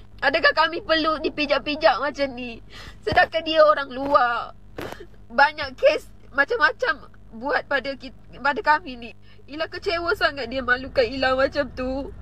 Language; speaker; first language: Malay; native; Malay